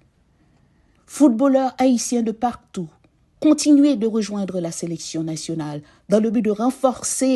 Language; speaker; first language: French; non-native, local second language; Haitian Creole